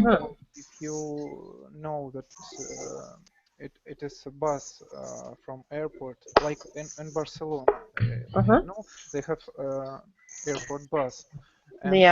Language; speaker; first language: English; non-native, learner; Russian